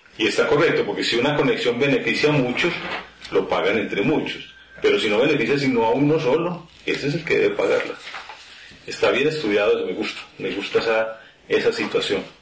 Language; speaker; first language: Spanish; native; Spanish